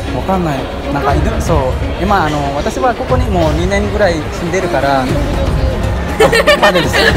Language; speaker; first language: Japanese; non-native, learner; Indonesian